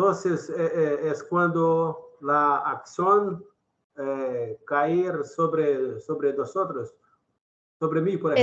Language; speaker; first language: Spanish; non-native, learner; Portuguese